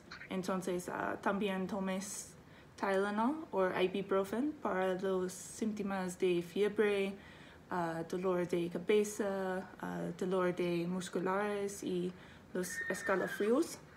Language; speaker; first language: Spanish; non-native, learner; English